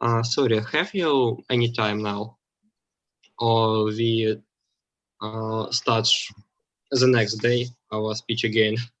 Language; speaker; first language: English; non-native, learner; Russian